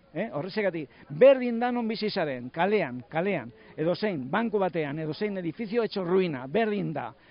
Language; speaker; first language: Basque; non-native, local second language; Spanish